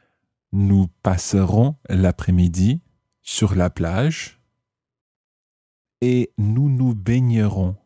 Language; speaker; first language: French; non-native, fluent; English